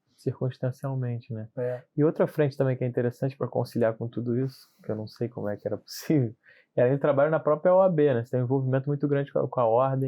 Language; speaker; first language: Portuguese; native; Portuguese